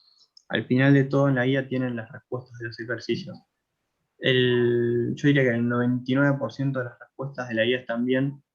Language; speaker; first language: Spanish; native; Spanish